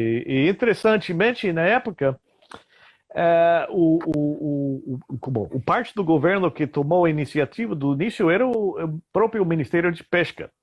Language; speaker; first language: Portuguese; non-native, fluent; English